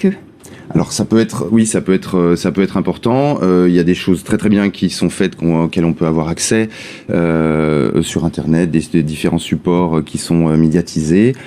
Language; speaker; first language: French; native; French